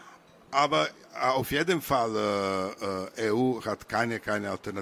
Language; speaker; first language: German; non-native, learner; Serbian